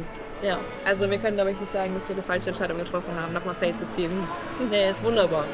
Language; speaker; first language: German; native; German